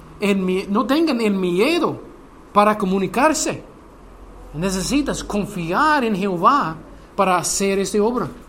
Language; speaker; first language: Spanish; non-native, learner; English